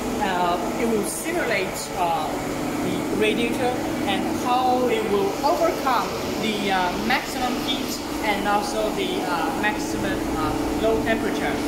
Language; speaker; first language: English; non-native, learner; Chinese